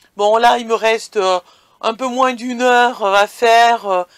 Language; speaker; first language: French; native; French